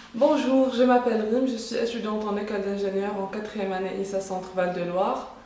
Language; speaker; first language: French; non-native, local second language; Arabic